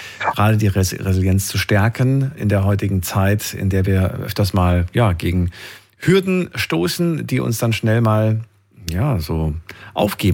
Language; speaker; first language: German; native; German